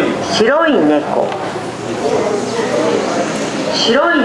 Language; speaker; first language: Japanese; non-native, learner; Indonesian